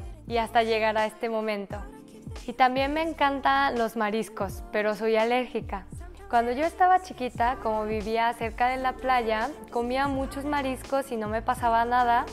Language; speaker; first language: Spanish; early bilingual, other home language; Korean